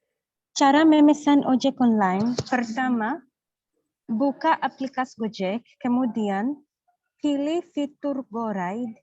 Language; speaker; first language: Indonesian; non-native, learner; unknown